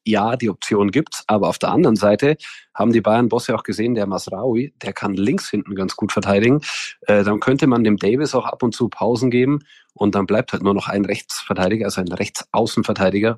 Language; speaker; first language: German; native; German